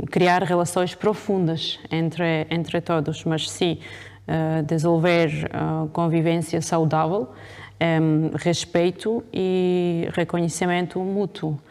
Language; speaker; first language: Portuguese; non-native, fluent; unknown